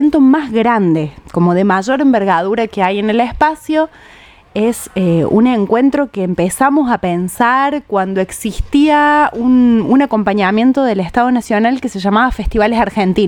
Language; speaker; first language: Spanish; native; Spanish